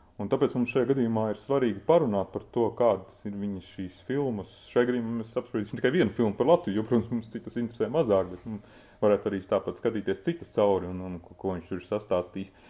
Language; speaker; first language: Latvian; native; Latvian